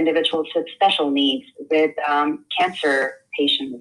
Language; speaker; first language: English; non-native, local second language; Hindi